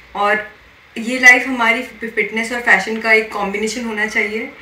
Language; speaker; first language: Hindi; non-native, local second language; Marathi